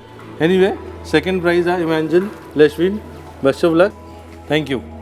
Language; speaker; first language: Malayalam; non-native, fluent; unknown